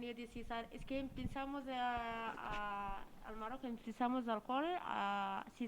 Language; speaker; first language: Spanish; non-native, learner; Arabic